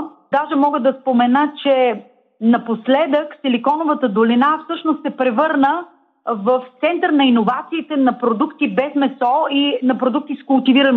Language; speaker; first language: Bulgarian; native; Bulgarian